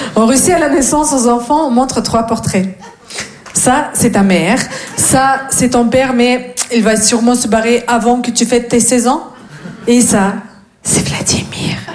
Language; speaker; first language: French; non-native, fluent; Russian